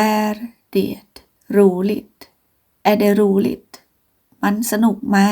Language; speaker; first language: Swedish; non-native, fluent; Thai